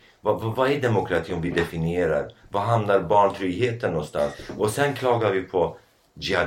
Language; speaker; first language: Swedish; non-native, fluent; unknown